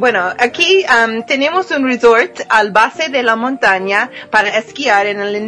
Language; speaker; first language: Spanish; non-native, fluent; English